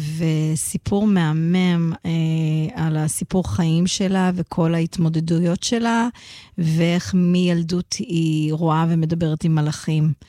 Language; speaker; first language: Hebrew; non-native, fluent; English